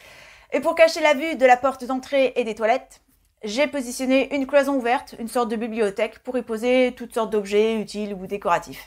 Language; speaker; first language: French; native; French